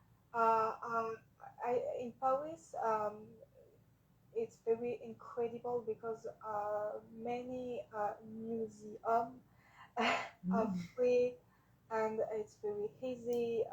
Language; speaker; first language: English; non-native, learner; French